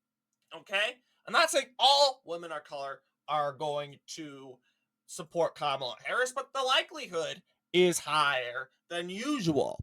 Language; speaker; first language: English; native; English